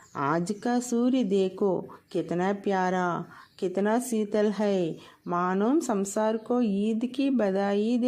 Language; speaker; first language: Hindi; non-native, local second language; Telugu